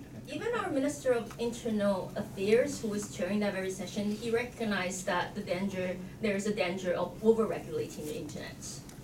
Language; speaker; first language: English; non-native, fluent; Chinese